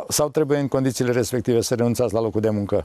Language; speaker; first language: Romanian; native; Romanian